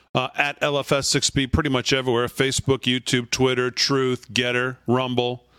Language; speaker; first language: English; native; English